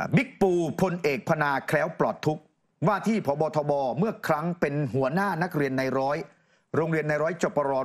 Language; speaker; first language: Thai; native; Thai